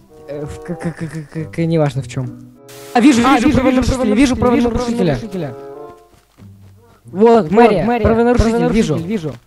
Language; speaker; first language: Russian; native; Russian